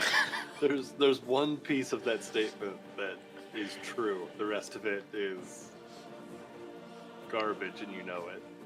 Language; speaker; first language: English; native; English